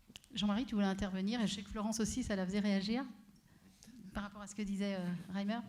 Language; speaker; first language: French; native; French